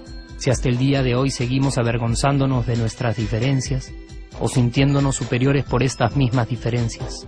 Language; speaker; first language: Spanish; native; Spanish